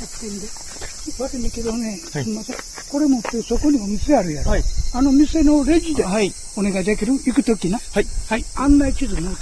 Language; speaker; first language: Japanese; native; Japanese